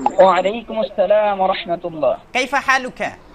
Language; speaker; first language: Arabic; non-native, fluent; Bangla